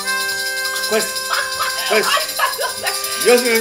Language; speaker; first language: Japanese; native; Japanese